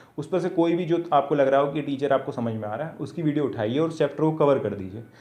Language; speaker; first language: Hindi; native; Hindi